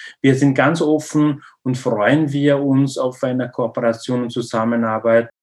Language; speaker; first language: German; non-native, learner; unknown